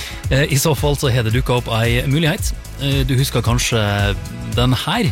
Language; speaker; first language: Norwegian; native; Norwegian